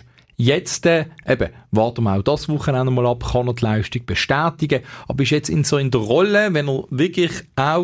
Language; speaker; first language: German; native; German